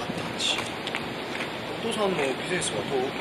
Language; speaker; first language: Japanese; non-native, learner; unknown